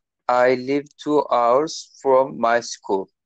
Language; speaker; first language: English; non-native, learner; Turkish